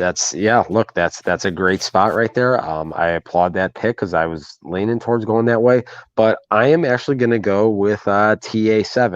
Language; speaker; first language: English; native; English